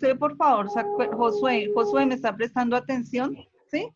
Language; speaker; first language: Spanish; native; Spanish